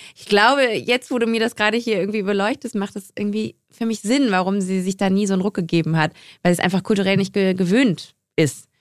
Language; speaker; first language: German; native; German